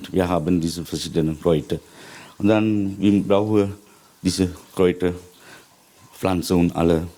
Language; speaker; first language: German; non-native, learner; Sinhala